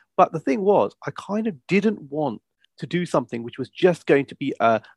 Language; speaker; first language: English; native; English